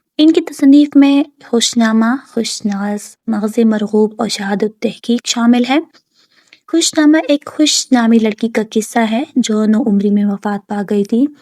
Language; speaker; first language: Urdu; native; Urdu